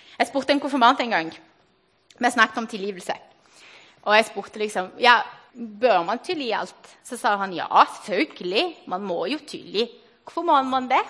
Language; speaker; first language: Norwegian; non-native, fluent; Portuguese